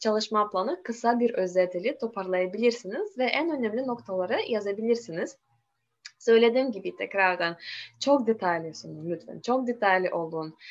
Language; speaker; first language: Turkish; non-native, learner; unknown